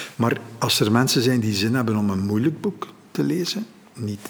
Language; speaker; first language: Dutch; native; Dutch